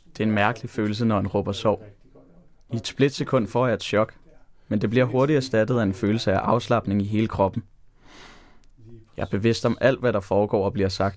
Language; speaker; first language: Danish; native; Danish